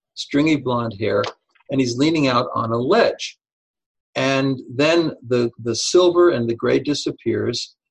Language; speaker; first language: English; native; English